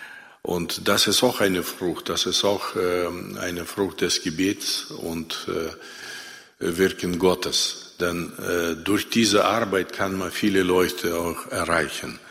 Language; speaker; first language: German; non-native, fluent; Russian